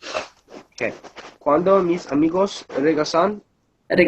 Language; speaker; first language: Spanish; non-native, learner; English